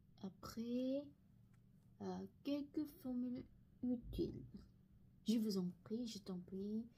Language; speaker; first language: French; non-native, learner; Korean